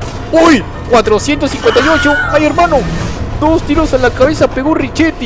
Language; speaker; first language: Spanish; native; Spanish